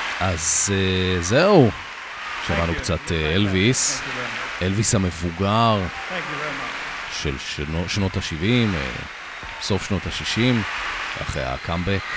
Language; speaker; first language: Hebrew; native; Hebrew